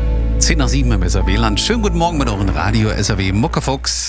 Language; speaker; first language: German; native; German